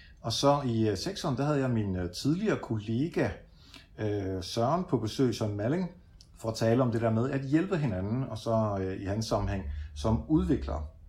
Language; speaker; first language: Danish; early bilingual, other home language; Dutch